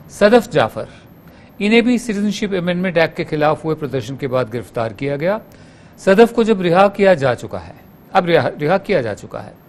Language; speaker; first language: Hindi; native; Hindi